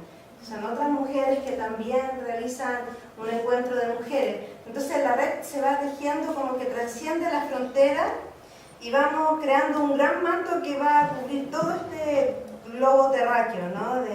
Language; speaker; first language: Spanish; native; Spanish